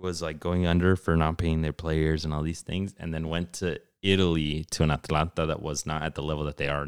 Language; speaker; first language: English; early bilingual, other home language; Spanish